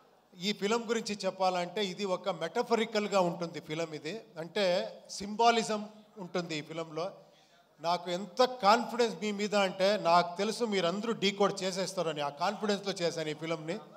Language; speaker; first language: Telugu; non-native, local second language; Kannada